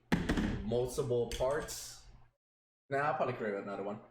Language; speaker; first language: English; native; English